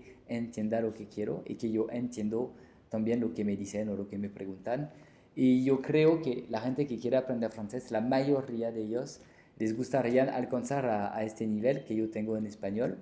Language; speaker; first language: Spanish; non-native, fluent; French